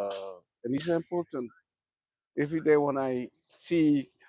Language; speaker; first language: English; non-native, learner; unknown